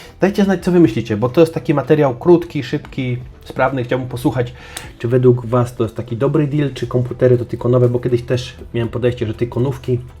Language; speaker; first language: Polish; native; Polish